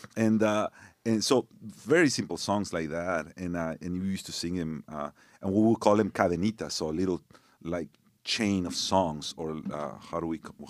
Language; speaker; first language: English; non-native, fluent; Spanish